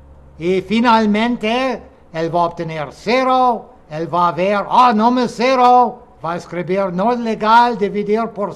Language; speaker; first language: Spanish; non-native, fluent; English